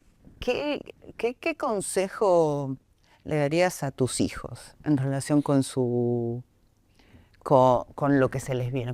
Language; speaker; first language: Spanish; native; Spanish